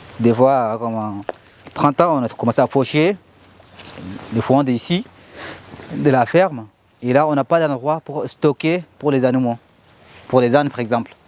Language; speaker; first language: French; non-native, learner; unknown